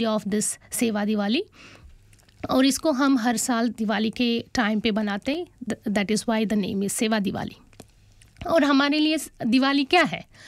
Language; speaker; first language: Hindi; non-native, local second language; Kannada